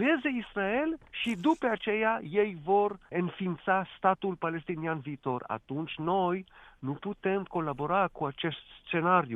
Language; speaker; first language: Romanian; non-native, fluent; Hebrew